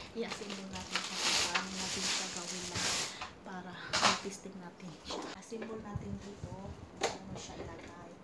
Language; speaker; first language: Filipino; non-native, local second language; Cebuano